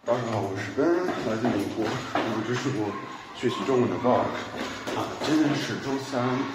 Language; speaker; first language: Chinese; non-native, fluent; English